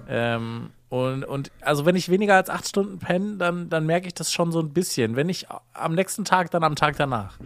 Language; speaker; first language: German; native; German